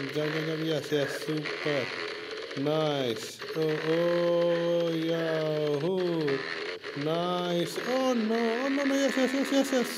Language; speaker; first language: English; non-native, learner; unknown